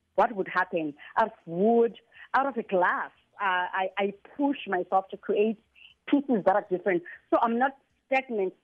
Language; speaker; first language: English; non-native, local second language; Xhosa